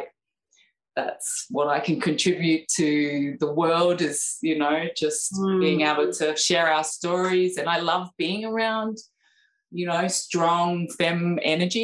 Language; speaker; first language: English; native; English